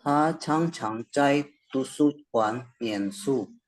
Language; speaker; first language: Chinese; non-native, learner; Indonesian